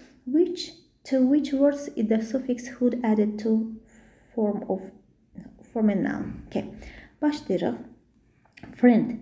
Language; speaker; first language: English; non-native, fluent; Azerbaijani